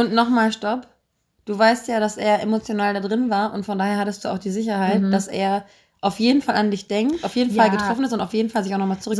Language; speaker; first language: German; native; German